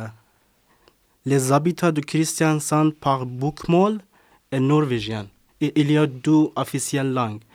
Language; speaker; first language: French; non-native, learner; Persian